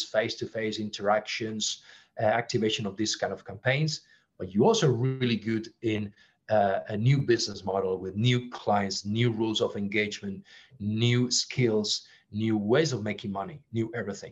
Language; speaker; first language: English; non-native, fluent; Spanish